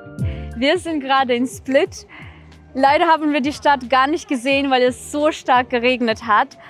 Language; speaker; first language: German; non-native, fluent; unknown